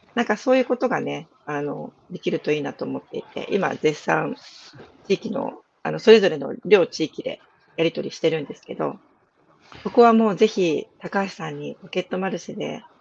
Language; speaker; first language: Japanese; native; Japanese